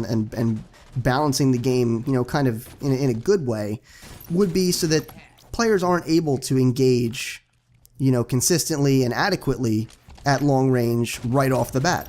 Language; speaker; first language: English; native; English